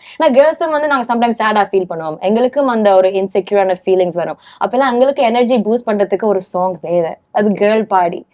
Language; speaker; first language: Tamil; early bilingual, heritage; Tamil